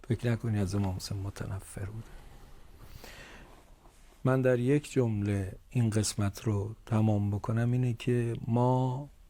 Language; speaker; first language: Persian; native; Persian